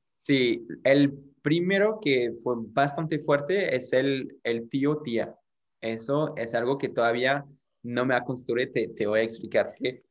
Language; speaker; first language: Spanish; non-native, fluent; French